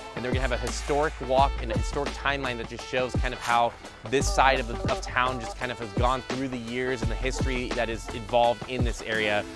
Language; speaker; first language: English; native; English